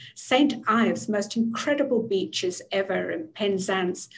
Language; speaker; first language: English; native; English